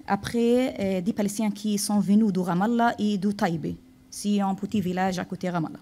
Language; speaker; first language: French; non-native, fluent; Arabic